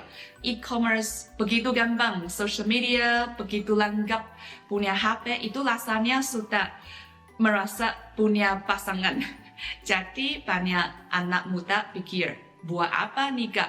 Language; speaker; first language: Indonesian; non-native, fluent; Chinese